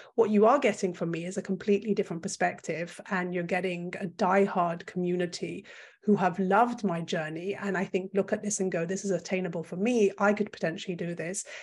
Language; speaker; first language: English; non-native, fluent; French